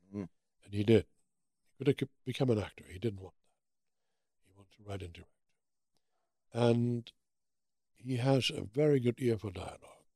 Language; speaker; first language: English; early bilingual, other home language; German